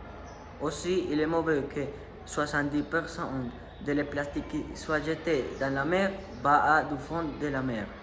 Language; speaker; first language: French; non-native, learner; Spanish